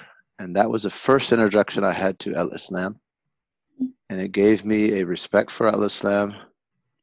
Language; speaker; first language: English; native; English